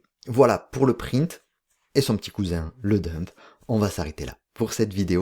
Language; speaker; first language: French; native; French